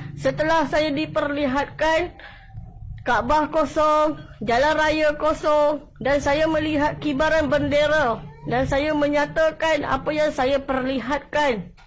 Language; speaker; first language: Malay; native; Malay